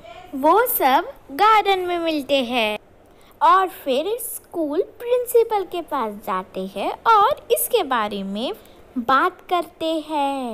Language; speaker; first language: Hindi; native; Hindi